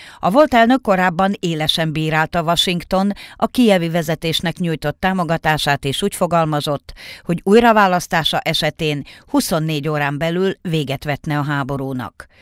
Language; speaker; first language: Hungarian; native; Hungarian